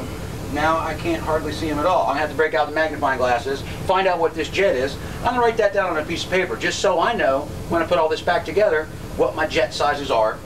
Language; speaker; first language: English; native; English